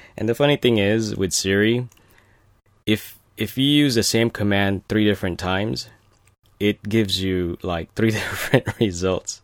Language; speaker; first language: English; early bilingual, other home language; Filipino